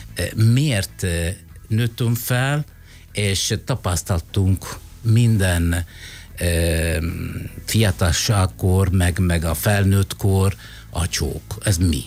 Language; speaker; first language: Hungarian; non-native, fluent; Italian